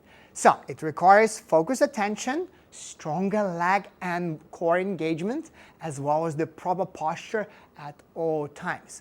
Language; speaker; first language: English; non-native, fluent; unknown